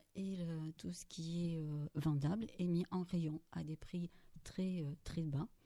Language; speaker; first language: French; native; French